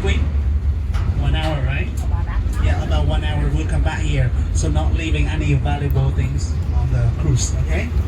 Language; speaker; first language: English; non-native, fluent; Vietnamese